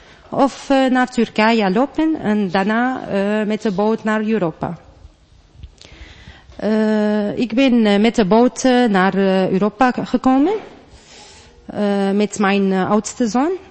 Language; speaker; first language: Dutch; non-native, learner; Arabic